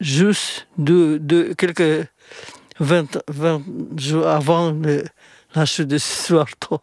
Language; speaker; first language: French; non-native, fluent; Indonesian